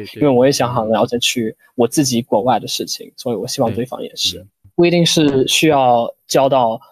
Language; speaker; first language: Chinese; non-native, fluent; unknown